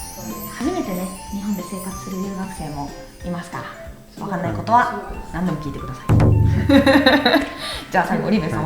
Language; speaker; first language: Japanese; native; Japanese